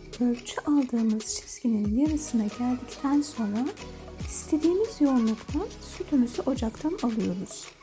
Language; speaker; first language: Turkish; native; Turkish